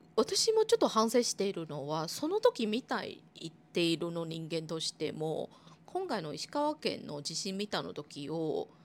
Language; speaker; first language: Japanese; non-native, fluent; Chinese